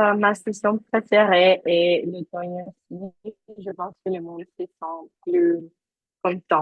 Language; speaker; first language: French; non-native, learner; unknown